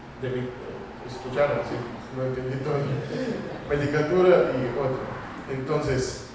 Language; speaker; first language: Spanish; non-native, fluent; Russian